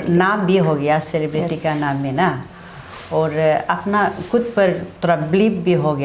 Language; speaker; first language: Hindi; non-native, local second language; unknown